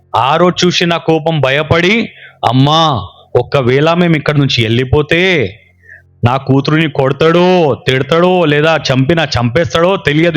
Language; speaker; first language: Telugu; non-native, local second language; Urdu